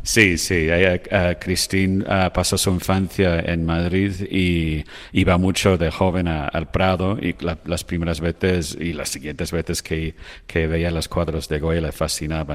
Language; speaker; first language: Spanish; non-native, fluent; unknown